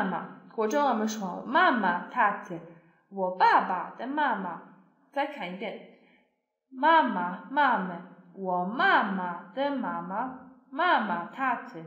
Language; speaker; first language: Chinese; non-native, fluent; Polish